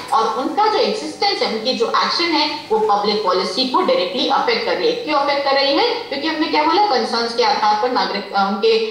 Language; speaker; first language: Hindi; native; Hindi